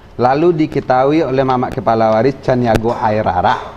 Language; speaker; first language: Indonesian; native; Indonesian